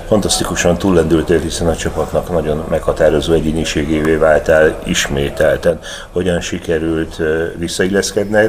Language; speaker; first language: Hungarian; native; Hungarian